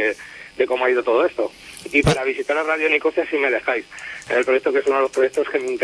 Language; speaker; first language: Spanish; native; Spanish